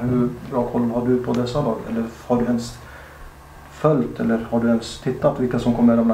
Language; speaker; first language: Swedish; native; Swedish